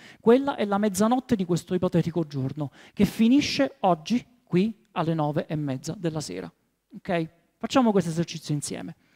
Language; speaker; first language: Italian; native; Italian